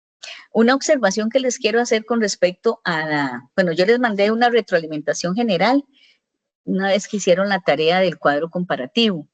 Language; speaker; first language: Spanish; native; Spanish